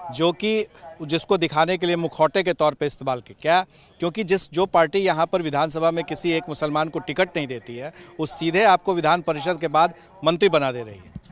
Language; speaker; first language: Hindi; native; Hindi